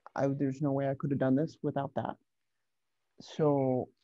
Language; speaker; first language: English; native; English